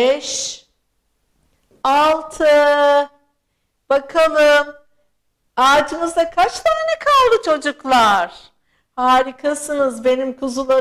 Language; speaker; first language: Turkish; native; Turkish